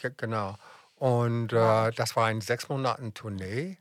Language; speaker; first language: German; non-native, fluent; English